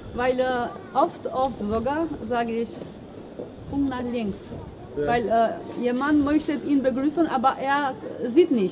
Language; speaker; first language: German; non-native, learner; Albanian